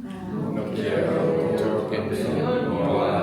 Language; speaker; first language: Spanish; non-native, learner; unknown